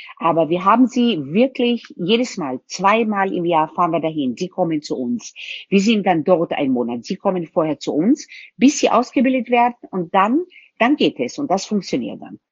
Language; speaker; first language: German; non-native, fluent; Hebrew